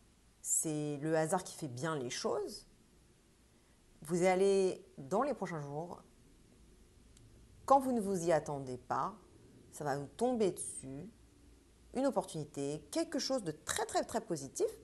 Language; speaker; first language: French; native; French